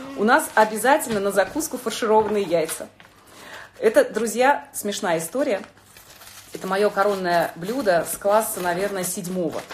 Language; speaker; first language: Russian; native; Russian